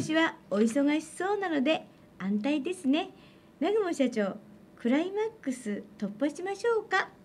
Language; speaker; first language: Japanese; native; Japanese